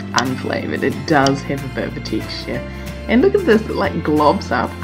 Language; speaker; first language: English; native; English